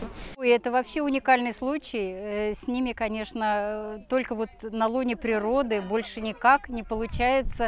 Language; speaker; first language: Russian; native; Russian